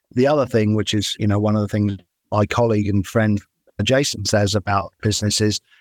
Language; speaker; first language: English; native; English